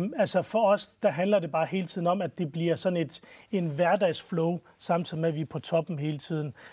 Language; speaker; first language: Danish; early bilingual, other home language; Arabic